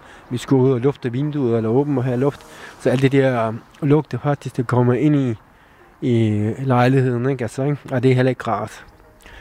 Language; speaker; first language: Danish; non-native, fluent; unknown